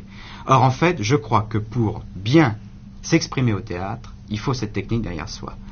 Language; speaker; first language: French; native; French